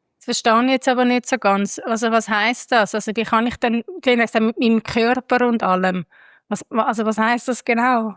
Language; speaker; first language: German; native; German